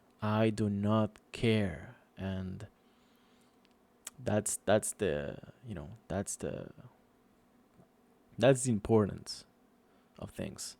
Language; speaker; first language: English; non-native, fluent; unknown